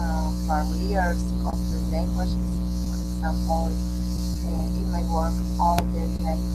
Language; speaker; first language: English; non-native, learner; Spanish